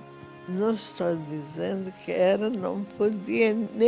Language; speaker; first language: Portuguese; non-native, fluent; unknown